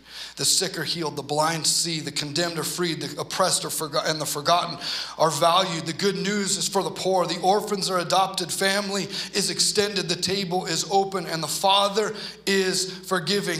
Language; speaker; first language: English; native; English